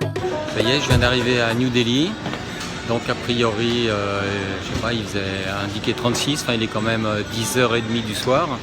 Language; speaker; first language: French; native; French